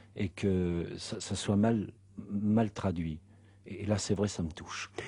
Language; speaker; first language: French; non-native, fluent; Spanish